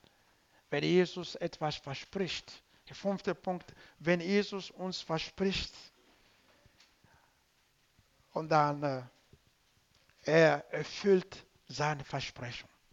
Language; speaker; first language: German; non-native, learner; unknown